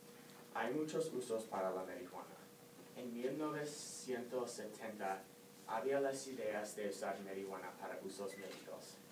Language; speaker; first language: Spanish; non-native, learner; English